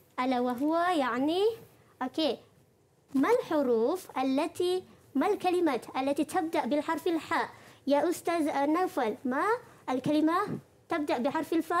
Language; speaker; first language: Arabic; non-native, fluent; Malay